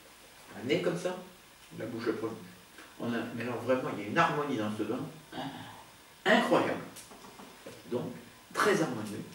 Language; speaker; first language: French; native; French